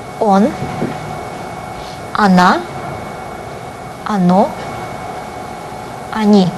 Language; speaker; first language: Russian; non-native, fluent; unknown